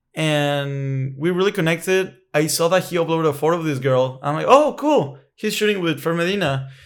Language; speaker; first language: English; non-native, fluent; Spanish